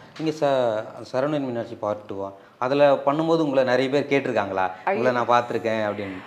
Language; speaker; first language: Tamil; native; Tamil